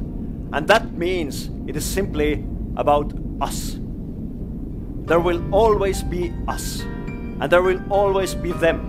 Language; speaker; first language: English; non-native, fluent; Estonian